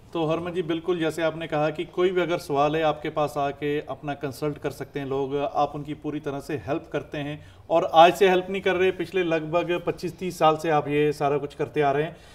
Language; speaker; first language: Hindi; non-native, local second language; Punjabi